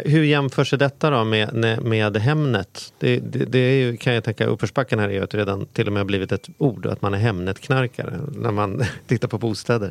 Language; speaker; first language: Swedish; native; Swedish